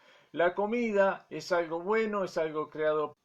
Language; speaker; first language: Spanish; native; Spanish